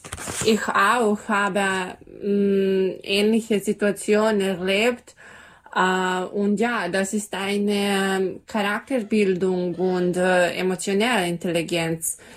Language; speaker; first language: German; non-native, learner; Serbian